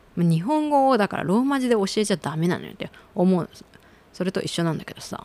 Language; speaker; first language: Japanese; native; Japanese